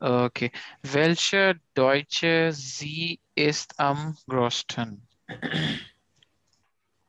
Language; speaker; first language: German; non-native, learner; Urdu